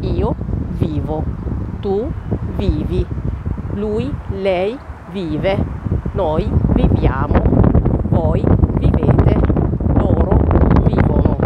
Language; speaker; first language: Italian; non-native, learner; Arabic